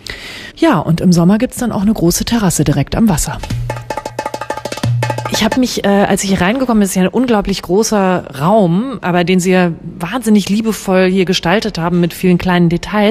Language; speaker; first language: German; native; German